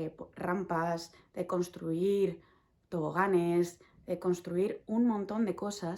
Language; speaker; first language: Spanish; native; Spanish